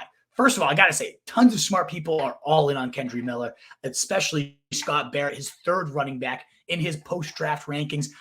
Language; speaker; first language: English; native; English